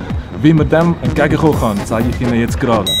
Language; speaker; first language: German; early bilingual, other home language; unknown